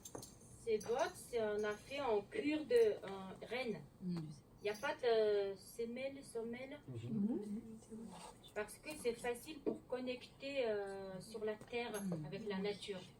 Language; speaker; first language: French; non-native, learner; Mongolian